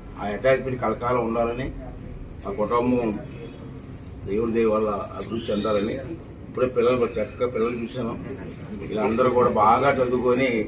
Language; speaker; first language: Telugu; native; Telugu